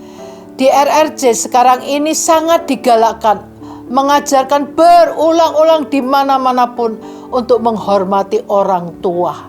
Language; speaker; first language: Indonesian; native; Indonesian